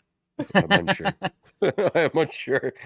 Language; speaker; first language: English; native; English